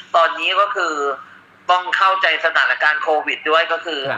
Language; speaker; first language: Thai; native; Thai